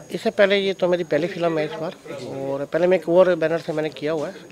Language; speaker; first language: Hindi; native; Hindi